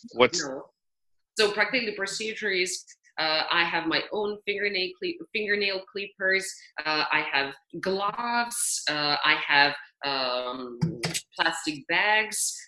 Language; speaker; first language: English; non-native, fluent; Serbian